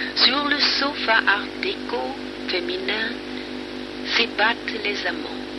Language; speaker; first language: French; non-native, fluent; German